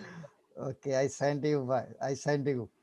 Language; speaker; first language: English; non-native, learner; Bangla